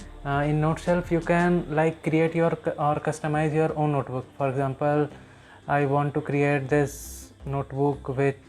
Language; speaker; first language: English; non-native, local second language; Hindi